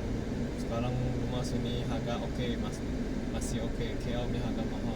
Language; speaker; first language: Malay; non-native, local second language; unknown